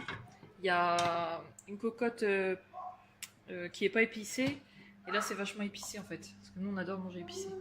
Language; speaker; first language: French; native; French